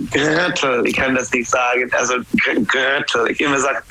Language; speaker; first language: German; non-native, learner; English